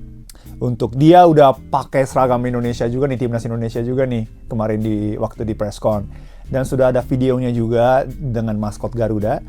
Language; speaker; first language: Indonesian; non-native, fluent; Japanese